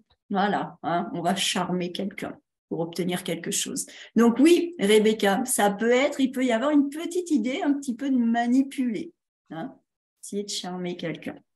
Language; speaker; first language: French; native; French